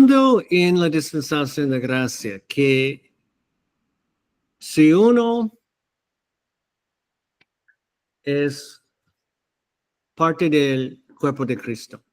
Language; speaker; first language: Spanish; non-native, fluent; English